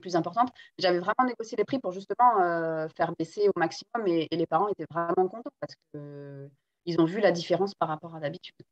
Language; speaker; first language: French; non-native, local second language; Guadeloupean Creole French